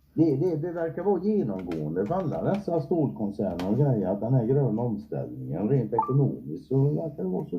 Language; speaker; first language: Swedish; native; Swedish